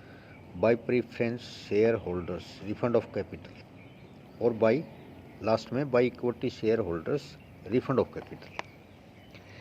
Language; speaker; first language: Hindi; native; Hindi